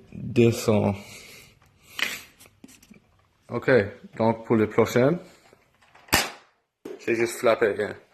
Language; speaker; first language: French; non-native, local second language; English